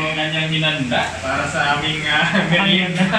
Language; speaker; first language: Filipino; native; Filipino